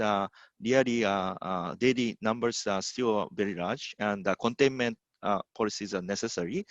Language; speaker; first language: English; non-native, fluent; Japanese